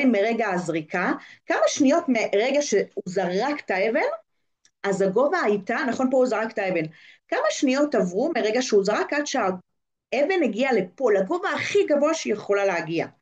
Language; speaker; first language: Hebrew; native; Hebrew